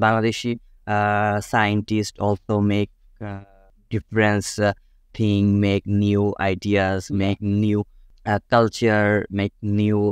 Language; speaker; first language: English; non-native, local second language; Bangla